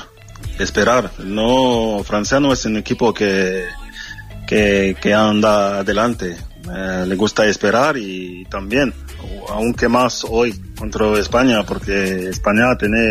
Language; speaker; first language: Spanish; non-native, learner; French